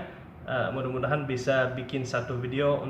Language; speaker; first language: Indonesian; non-native, fluent; English